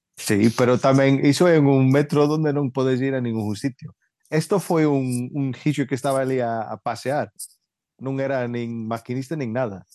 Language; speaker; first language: Galician; early bilingual, heritage; Galician